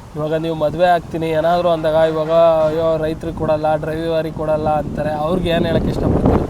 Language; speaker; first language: Kannada; native; Kannada